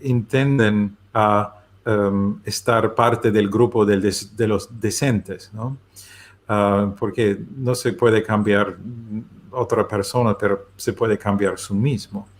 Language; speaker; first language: Spanish; non-native, learner; German